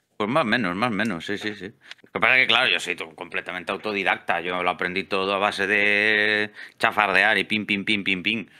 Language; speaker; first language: Spanish; native; Spanish